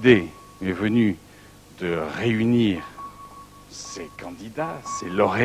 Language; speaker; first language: French; native; French